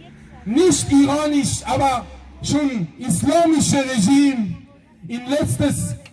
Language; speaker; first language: German; non-native, learner; Persian